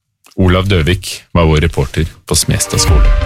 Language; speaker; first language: Norwegian; native; Norwegian